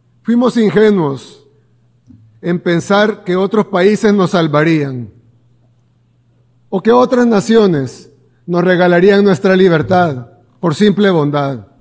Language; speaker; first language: Spanish; native; Spanish